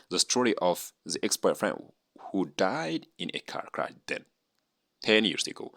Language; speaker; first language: English; non-native, local second language; Amharic